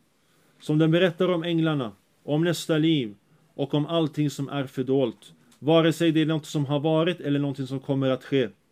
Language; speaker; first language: Swedish; early bilingual, other home language; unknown